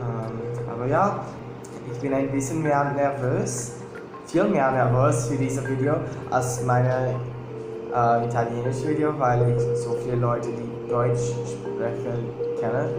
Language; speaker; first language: German; non-native, fluent; Portuguese